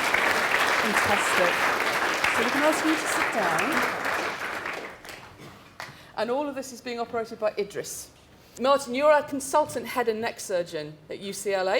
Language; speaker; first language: English; native; English